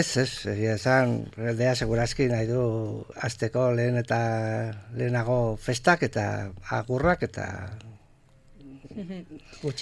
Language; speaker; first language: Basque; non-native, local second language; Spanish